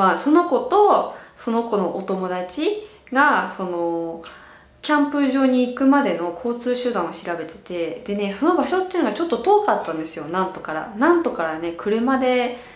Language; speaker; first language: Japanese; native; Japanese